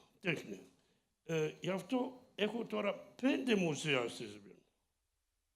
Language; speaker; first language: Greek; early bilingual, heritage; Greek